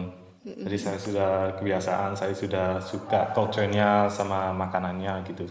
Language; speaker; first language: Indonesian; early bilingual, heritage; English